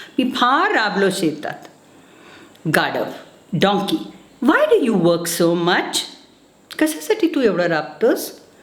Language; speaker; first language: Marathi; non-native, local second language; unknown